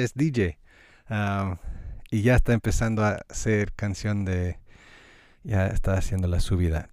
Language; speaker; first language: Spanish; non-native, fluent; English